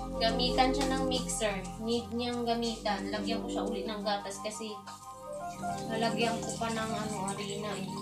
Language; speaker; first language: Filipino; non-native, local second language; Cebuano